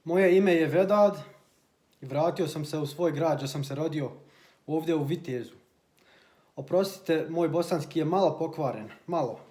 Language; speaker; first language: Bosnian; early bilingual, heritage; Bosnian